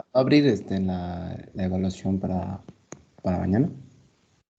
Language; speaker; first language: Spanish; native; Spanish